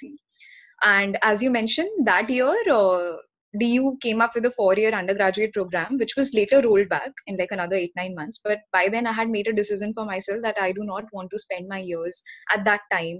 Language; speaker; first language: English; non-native, local second language; Hindi